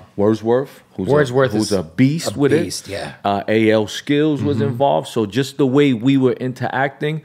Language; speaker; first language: English; native; English